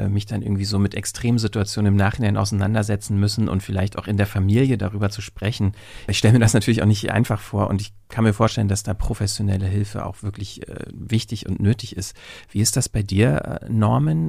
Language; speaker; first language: German; native; German